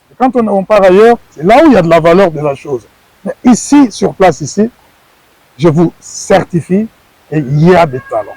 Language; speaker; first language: French; non-native, local second language; Lingala